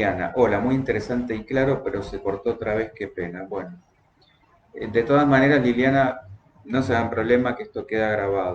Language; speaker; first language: Spanish; native; Spanish